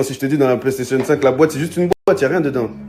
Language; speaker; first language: French; native; French